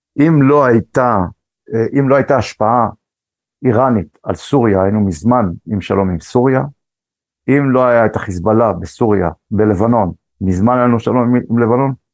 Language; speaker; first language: Hebrew; early bilingual, other home language; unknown